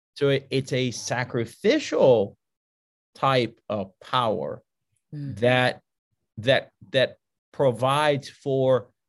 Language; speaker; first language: English; early bilingual, other home language; Spanish